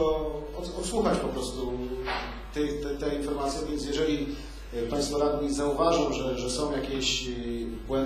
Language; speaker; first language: Polish; native; Polish